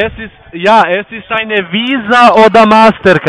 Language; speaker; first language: German; non-native, learner; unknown